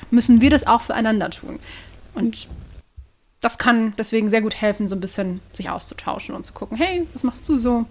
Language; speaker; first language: German; native; German